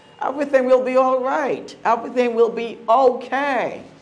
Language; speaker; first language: English; non-native, fluent; Haitian Creole